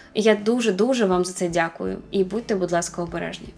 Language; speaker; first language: Ukrainian; non-native, local second language; Russian